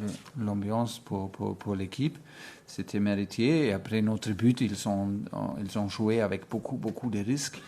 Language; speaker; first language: French; non-native, fluent; German